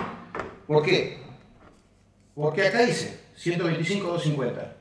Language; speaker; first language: Spanish; native; Spanish